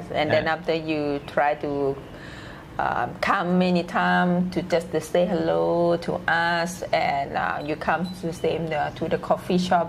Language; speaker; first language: English; non-native, learner; Thai